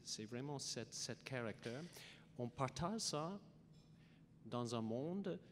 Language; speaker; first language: French; non-native, learner; English